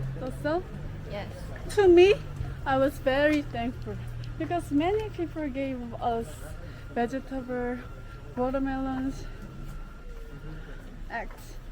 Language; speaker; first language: English; non-native, learner; Macedonian